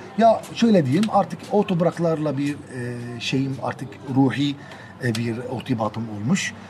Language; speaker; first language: Turkish; non-native, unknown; Arabic